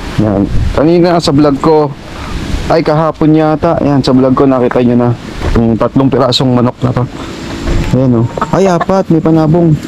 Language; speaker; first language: Filipino; native; Filipino